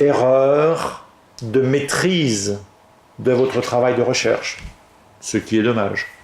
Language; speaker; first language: French; native; French